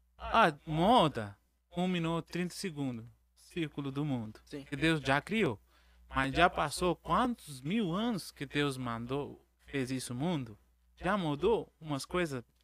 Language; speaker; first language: Portuguese; non-native, learner; Arabic